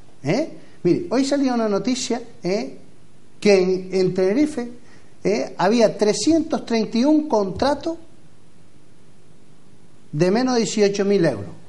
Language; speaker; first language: Spanish; native; Spanish